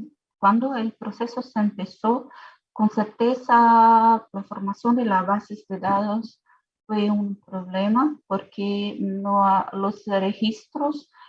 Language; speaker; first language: Spanish; non-native, fluent; Portuguese